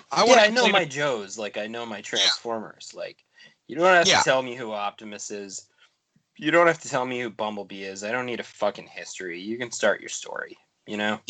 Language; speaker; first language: English; native; English